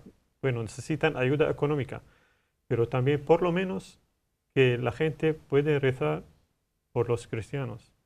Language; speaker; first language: Spanish; non-native, learner; Arabic